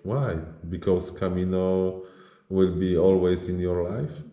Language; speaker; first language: English; non-native, learner; Polish